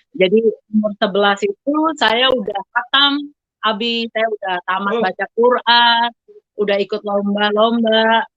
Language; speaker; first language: Indonesian; native; Indonesian